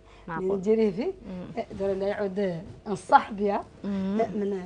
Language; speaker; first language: Arabic; native; Arabic